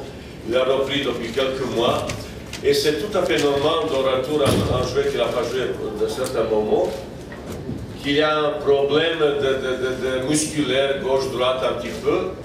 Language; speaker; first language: French; non-native, fluent; Bosnian